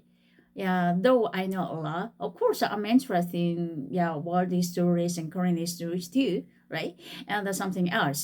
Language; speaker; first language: English; non-native, fluent; Korean